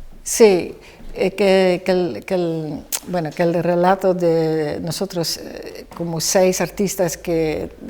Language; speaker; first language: Spanish; non-native, fluent; Dutch